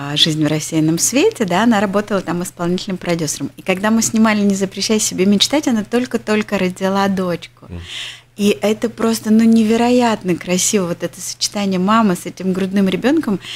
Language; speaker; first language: Russian; native; Russian